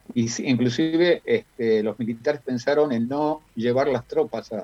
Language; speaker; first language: Spanish; native; Spanish